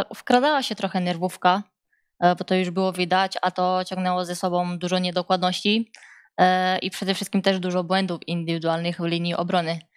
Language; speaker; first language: Polish; non-native, fluent; Serbian